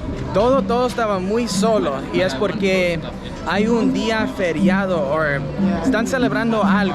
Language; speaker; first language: Spanish; non-native, fluent; English